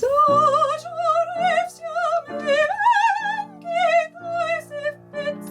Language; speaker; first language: Ukrainian; early bilingual, heritage; English